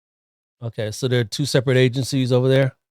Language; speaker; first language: English; native; English